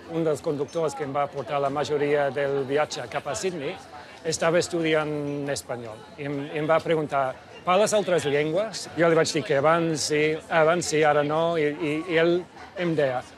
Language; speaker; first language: Catalan; non-native, fluent; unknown